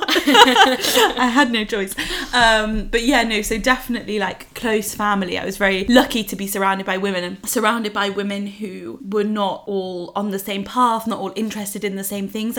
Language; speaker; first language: English; native; English